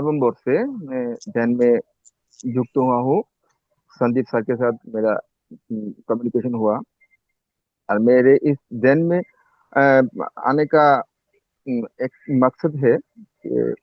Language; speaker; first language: Hindi; non-native, fluent; Bangla